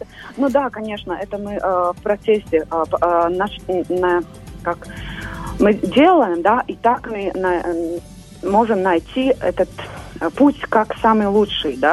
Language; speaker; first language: Russian; non-native, local second language; Latvian